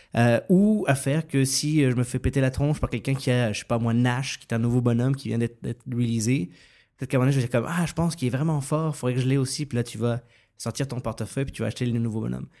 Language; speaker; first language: French; native; French